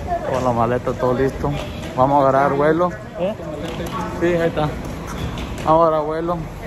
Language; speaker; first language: Spanish; early bilingual, heritage; Spanish